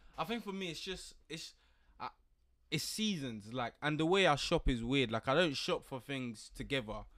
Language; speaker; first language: English; early bilingual, other home language; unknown